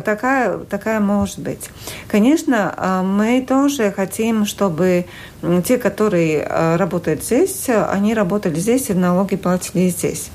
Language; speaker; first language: Russian; non-native, local second language; Latvian